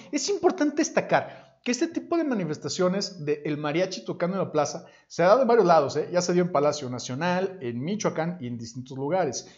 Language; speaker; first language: Spanish; native; Spanish